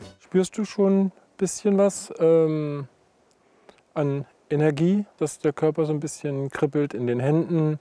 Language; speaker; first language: German; native; German